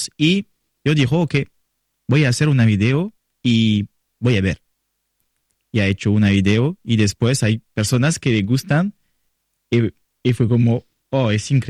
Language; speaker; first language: Spanish; non-native, learner; French